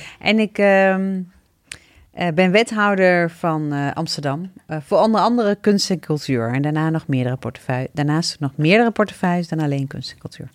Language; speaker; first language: Dutch; early bilingual, other home language; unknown